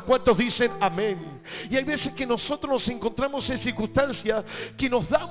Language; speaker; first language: Spanish; native; Spanish